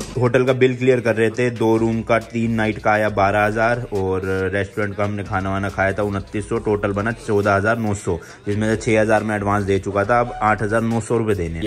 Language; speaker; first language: Hindi; native; Hindi